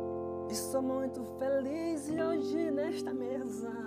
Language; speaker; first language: Portuguese; native; Portuguese